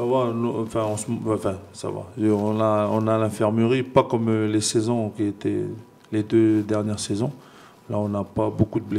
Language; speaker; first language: French; non-native, fluent; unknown